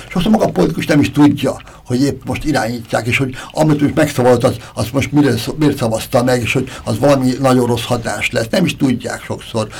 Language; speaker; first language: Hungarian; native; Hungarian